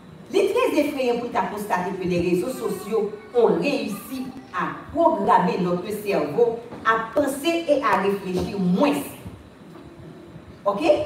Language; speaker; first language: French; native; French